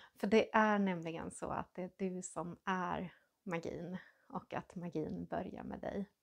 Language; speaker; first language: Swedish; native; Swedish